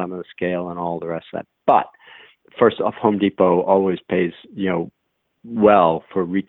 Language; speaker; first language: English; native; English